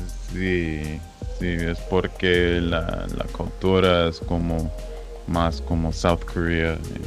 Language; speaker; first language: Spanish; non-native, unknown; English